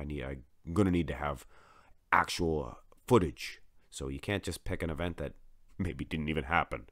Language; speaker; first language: English; native; English